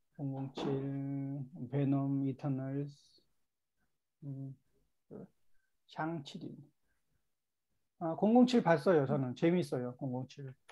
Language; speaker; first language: Korean; native; Korean